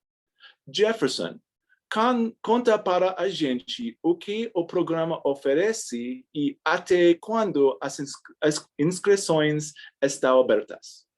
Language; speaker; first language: Portuguese; non-native, fluent; English